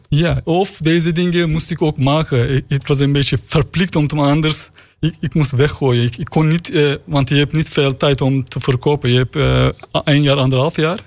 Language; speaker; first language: Dutch; non-native, learner; Turkish